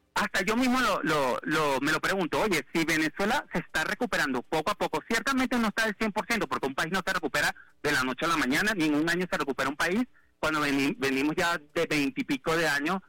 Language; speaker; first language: Spanish; native; Spanish